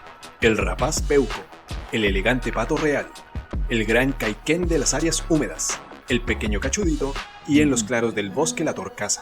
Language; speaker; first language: Spanish; native; Spanish